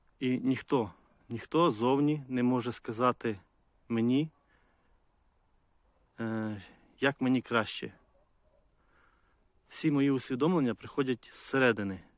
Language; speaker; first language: Ukrainian; native; Ukrainian